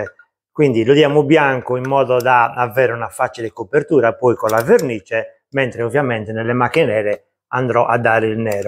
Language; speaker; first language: Italian; native; Italian